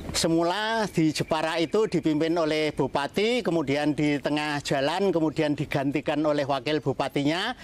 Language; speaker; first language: Indonesian; native; Indonesian